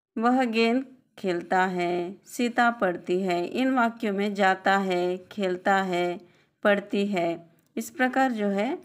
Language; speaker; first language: Hindi; non-native, local second language; Telugu